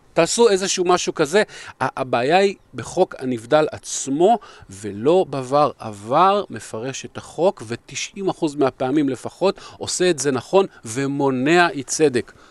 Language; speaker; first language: Hebrew; native; Hebrew